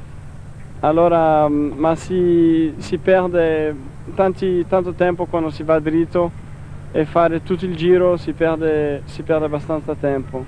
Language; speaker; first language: Italian; non-native, fluent; Portuguese